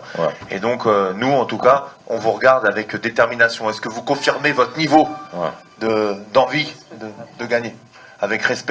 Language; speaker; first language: French; native; French